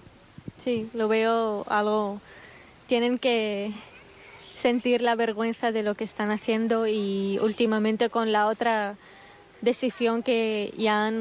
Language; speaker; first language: Spanish; non-native, fluent; Arabic